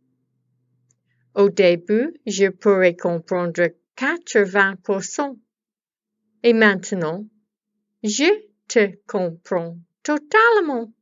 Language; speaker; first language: French; non-native, learner; English